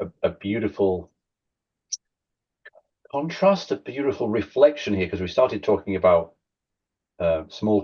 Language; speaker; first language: English; native; English